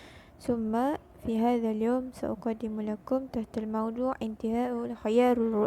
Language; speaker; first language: Arabic; non-native, learner; Malay